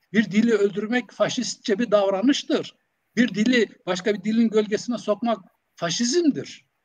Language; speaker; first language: Turkish; non-native, local second language; Zaza